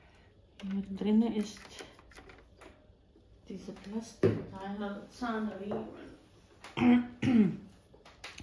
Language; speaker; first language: German; non-native, fluent; Croatian